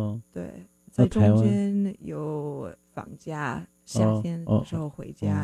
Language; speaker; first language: Chinese; non-native, fluent; English